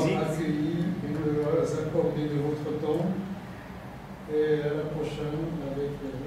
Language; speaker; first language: French; non-native, local second language; Arabic